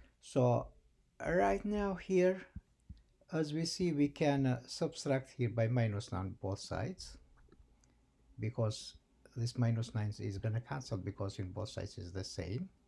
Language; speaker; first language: English; non-native, fluent; Albanian